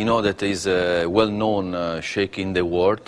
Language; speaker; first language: English; non-native, learner; Italian